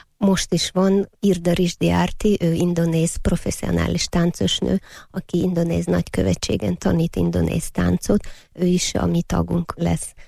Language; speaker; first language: Hungarian; non-native, fluent; Uyghur